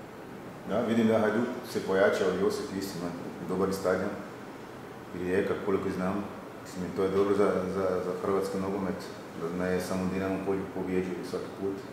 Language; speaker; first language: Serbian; non-native, fluent; Portuguese